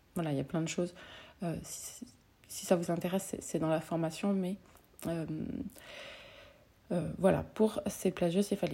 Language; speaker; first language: French; native; French